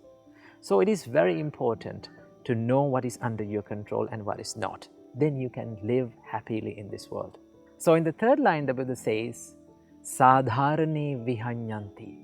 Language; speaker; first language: English; non-native, local second language; Sinhala